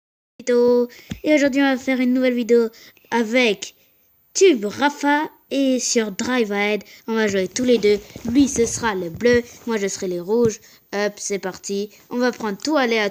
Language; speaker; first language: French; native; French